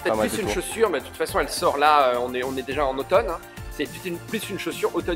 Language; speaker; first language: French; native; French